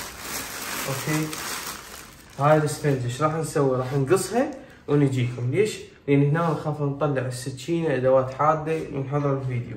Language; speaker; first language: Arabic; native; Arabic